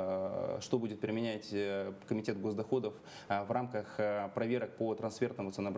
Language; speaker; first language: Russian; native; Russian